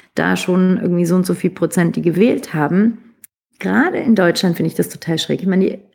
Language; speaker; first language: German; native; German